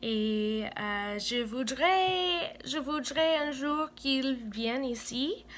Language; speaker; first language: French; non-native, fluent; English